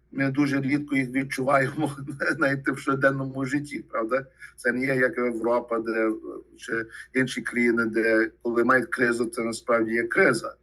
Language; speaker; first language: Ukrainian; early bilingual, heritage; Ukrainian